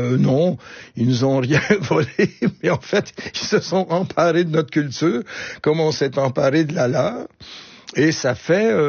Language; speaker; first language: French; native; French